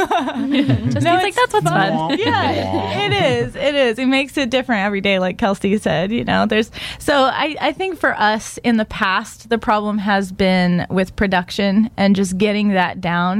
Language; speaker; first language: English; native; English